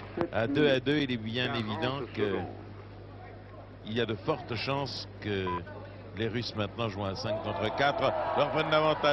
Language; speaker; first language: French; native; French